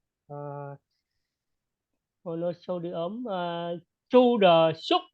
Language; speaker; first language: English; non-native, learner; Vietnamese